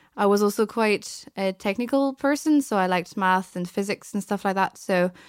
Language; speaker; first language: English; non-native, fluent; French